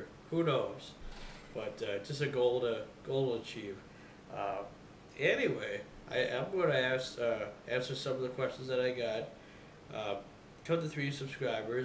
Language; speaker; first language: English; native; English